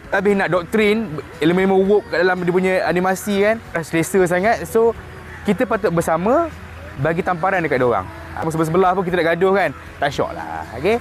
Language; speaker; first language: Malay; native; Malay